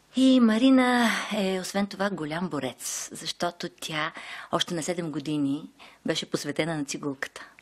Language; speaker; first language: Bulgarian; native; Bulgarian